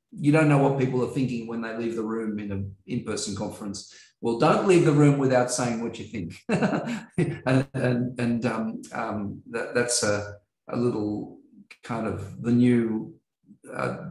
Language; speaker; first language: English; native; English